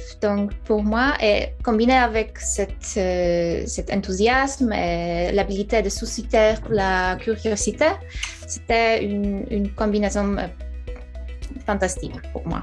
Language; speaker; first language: French; non-native, fluent; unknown